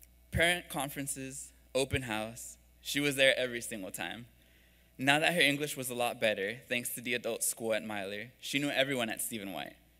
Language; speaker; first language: English; early bilingual, other home language; Spanish